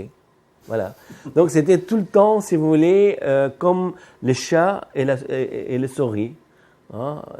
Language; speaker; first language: French; non-native, fluent; Arabic